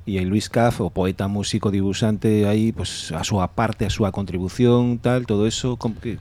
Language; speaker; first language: Galician; non-native, local second language; Spanish